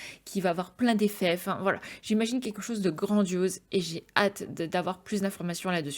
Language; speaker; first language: French; native; French